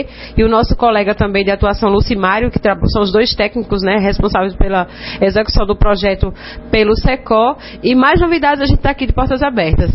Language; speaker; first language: Portuguese; native; Portuguese